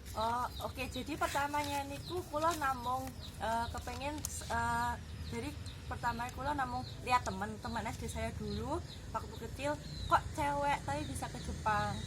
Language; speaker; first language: Indonesian; non-native, local second language; Javanese